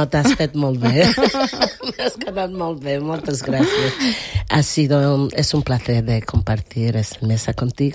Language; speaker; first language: Catalan; non-native, learner; English